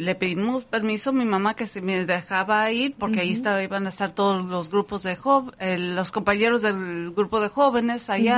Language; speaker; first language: Spanish; early bilingual, heritage; Spanish